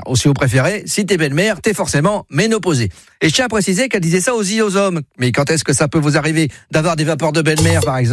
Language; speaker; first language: French; native; French